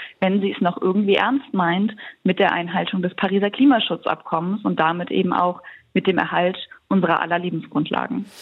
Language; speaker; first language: German; native; German